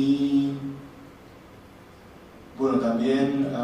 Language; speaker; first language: Spanish; non-native, learner; Indonesian